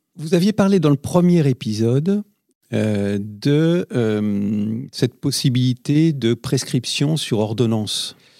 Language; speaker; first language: French; native; French